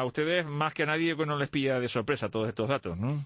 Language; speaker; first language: Spanish; native; Spanish